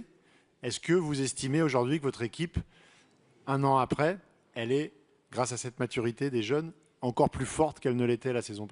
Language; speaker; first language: French; native; French